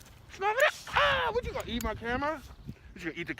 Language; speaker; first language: English; native; English